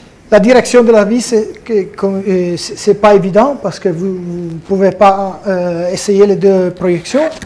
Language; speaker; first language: French; non-native, fluent; Italian